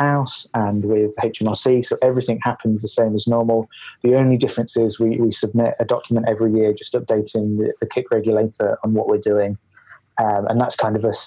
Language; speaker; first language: English; native; English